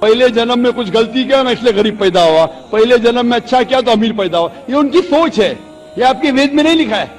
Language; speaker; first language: Hindi; non-native, local second language; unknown